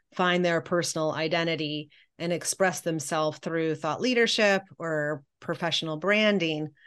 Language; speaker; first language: English; native; English